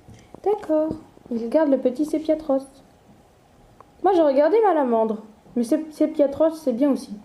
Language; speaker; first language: French; native; French